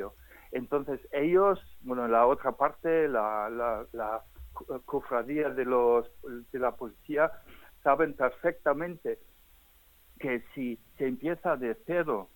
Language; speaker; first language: Spanish; non-native, fluent; German